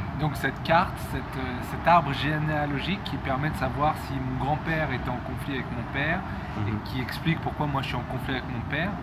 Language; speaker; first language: French; native; French